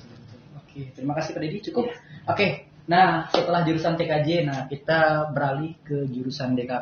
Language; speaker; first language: Indonesian; native; Indonesian